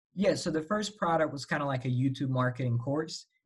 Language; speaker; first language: English; non-native, fluent; Slovak